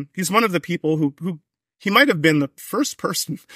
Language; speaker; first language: English; native; English